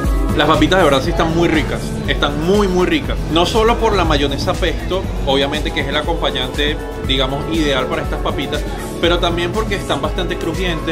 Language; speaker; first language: Spanish; native; Spanish